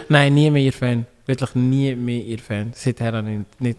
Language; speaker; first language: German; non-native, fluent; Lingala